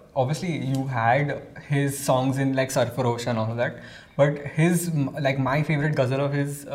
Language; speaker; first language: English; non-native, local second language; Hindi